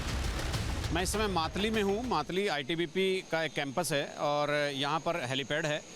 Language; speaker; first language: Hindi; native; Hindi